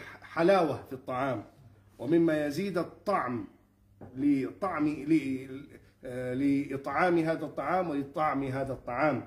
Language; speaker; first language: Arabic; non-native, fluent; Urdu